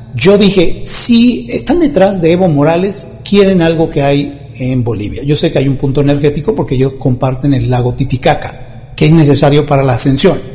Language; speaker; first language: Spanish; native; Spanish